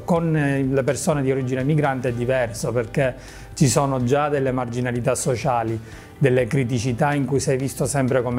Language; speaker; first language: Italian; early bilingual, other home language; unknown